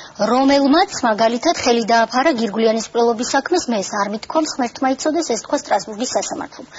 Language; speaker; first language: Georgian; native; Georgian